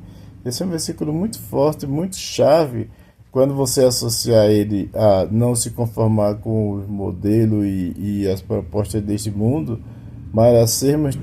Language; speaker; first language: Portuguese; native; Portuguese